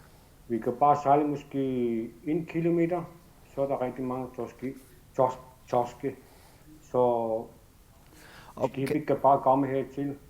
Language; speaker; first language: Danish; non-native, local second language; Kalaallisut